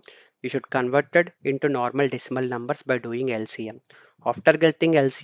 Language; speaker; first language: English; non-native, local second language; Telugu